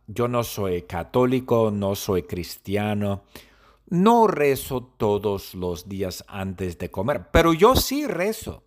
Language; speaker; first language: Spanish; non-native, learner; English